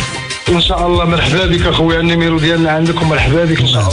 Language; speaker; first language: Arabic; native; Arabic